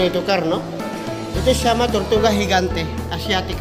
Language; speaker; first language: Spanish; non-native, learner; Filipino